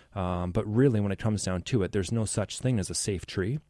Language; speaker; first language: English; native; English